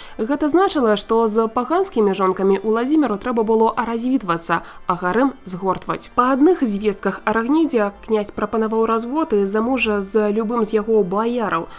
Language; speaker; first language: Belarusian; native; Belarusian